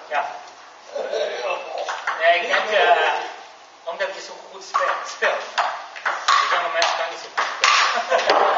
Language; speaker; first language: Dutch; non-native, learner; Chinese